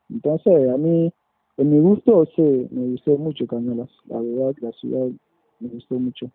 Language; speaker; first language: Spanish; non-native, fluent; French